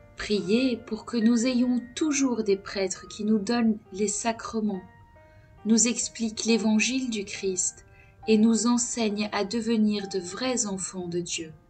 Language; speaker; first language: French; native; French